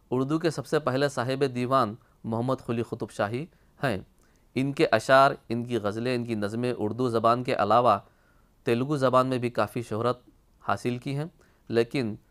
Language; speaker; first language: Urdu; native; Urdu